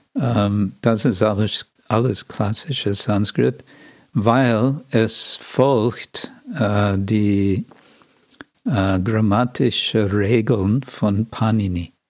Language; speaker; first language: German; non-native, fluent; English